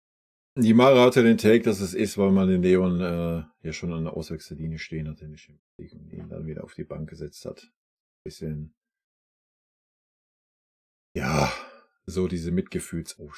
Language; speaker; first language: German; native; German